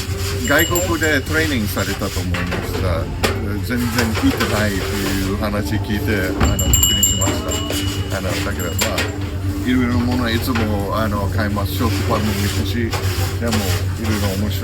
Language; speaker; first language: Japanese; non-native, fluent; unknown